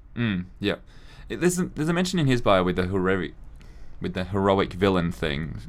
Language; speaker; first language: English; native; English